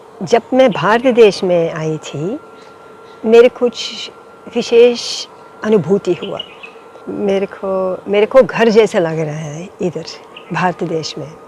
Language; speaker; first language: Hindi; non-native, fluent; Dutch